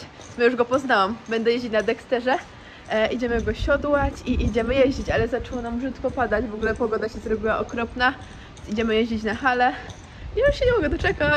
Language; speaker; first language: Polish; native; Polish